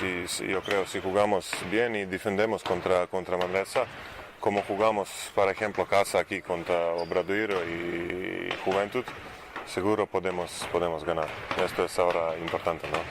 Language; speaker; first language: Spanish; non-native, learner; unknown